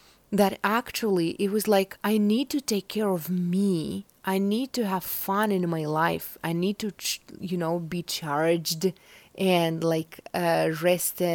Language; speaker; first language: English; non-native, fluent; Russian